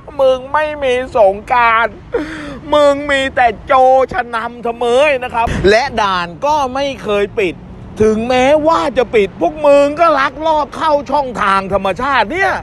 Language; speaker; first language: Thai; native; Thai